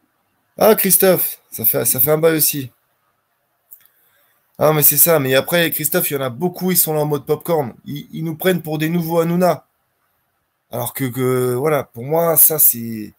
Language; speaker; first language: French; native; French